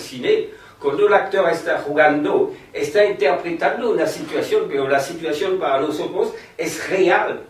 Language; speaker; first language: Spanish; non-native, fluent; French